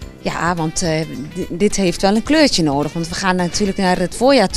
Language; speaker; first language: Dutch; native; Dutch